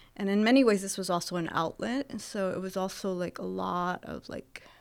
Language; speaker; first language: English; native; English